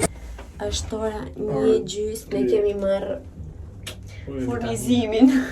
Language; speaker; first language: Albanian; early bilingual, heritage; Albanian